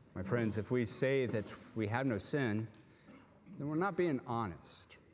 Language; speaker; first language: English; native; English